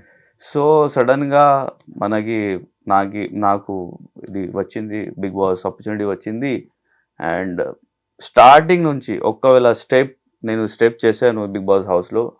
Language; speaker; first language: Telugu; non-native, learner; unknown